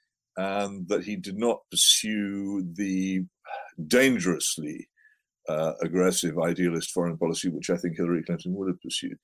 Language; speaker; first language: English; native; English